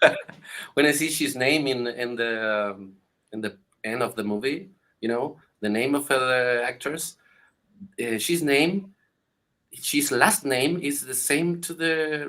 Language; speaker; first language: English; non-native, learner; Spanish